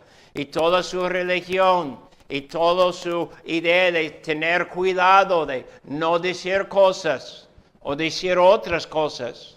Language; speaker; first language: Spanish; non-native, fluent; English